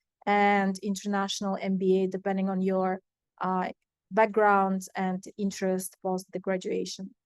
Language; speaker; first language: English; non-native, fluent; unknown